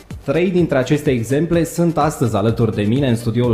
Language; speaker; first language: Romanian; native; Romanian